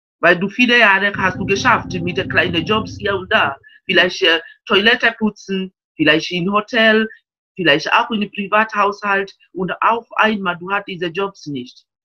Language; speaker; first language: German; non-native, fluent; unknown